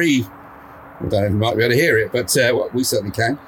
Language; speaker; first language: English; native; English